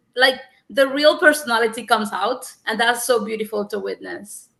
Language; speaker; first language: English; non-native, fluent; Spanish